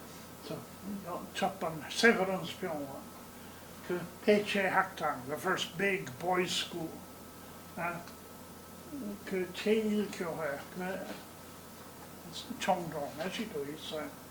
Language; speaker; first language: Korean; non-native, learner; English